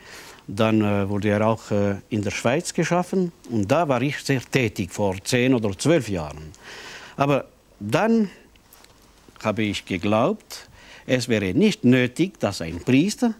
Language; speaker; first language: German; non-native, local second language; French